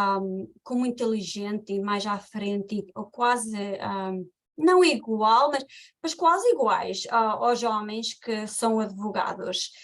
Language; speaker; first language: Portuguese; early bilingual, heritage; Portuguese